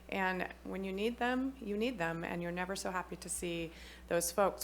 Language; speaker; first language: English; native; English